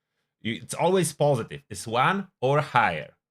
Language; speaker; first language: English; non-native, fluent; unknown